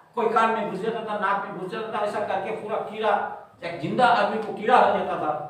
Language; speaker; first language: Hindi; non-native, local second language; Bangla